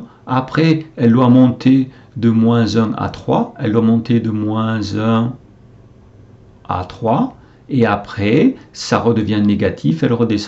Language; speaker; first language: French; native; French